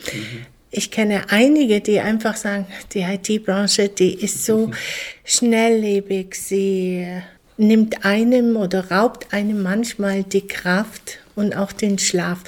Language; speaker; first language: German; native; German